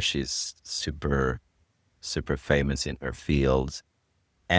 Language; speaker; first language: English; non-native, fluent; Swedish